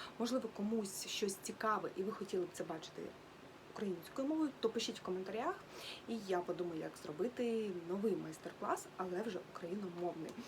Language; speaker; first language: Ukrainian; native; Ukrainian